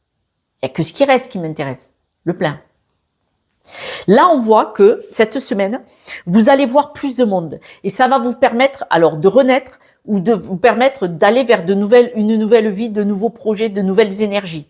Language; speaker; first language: French; native; French